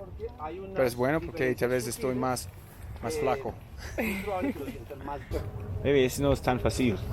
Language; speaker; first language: Spanish; non-native, learner; English